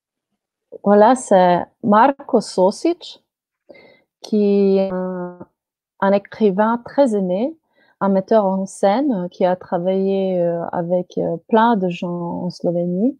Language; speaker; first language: French; non-native, fluent; Slovenian